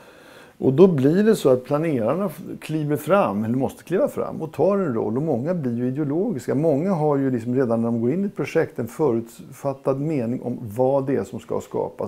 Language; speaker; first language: Swedish; native; Swedish